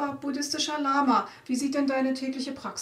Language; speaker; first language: German; native; German